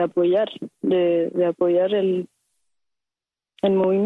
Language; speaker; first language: Spanish; early bilingual, heritage; Spanish